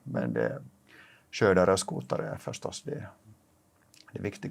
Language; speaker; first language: Swedish; non-native, local second language; Finnish